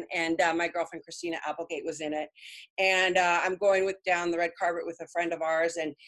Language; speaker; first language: English; early bilingual, other home language; Spanish